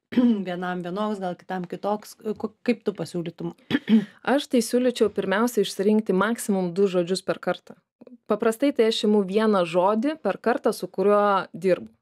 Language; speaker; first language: Lithuanian; native; Lithuanian